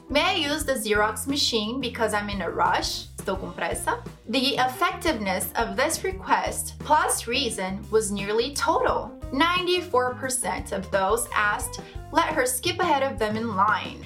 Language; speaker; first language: English; non-native, fluent; Portuguese